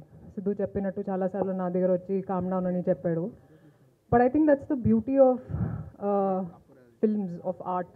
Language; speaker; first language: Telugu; non-native, fluent; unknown